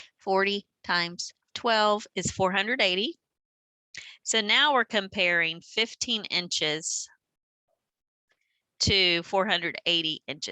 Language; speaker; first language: English; native; English